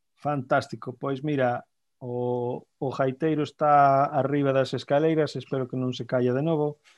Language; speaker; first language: Galician; native; Galician